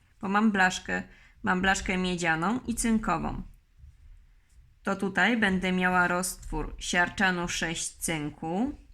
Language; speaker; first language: Polish; native; Polish